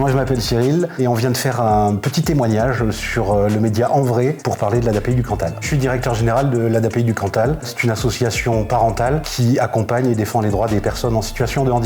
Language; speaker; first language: French; native; French